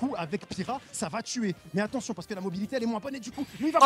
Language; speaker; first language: French; native; French